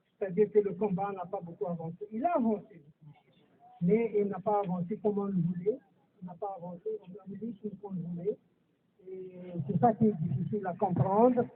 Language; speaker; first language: French; non-native, local second language; Kabyle